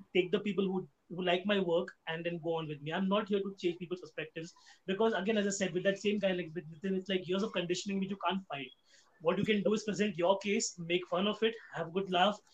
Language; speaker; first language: English; non-native, local second language; Hindi